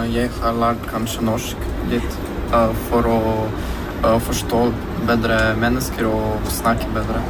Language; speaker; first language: Norwegian; non-native, learner; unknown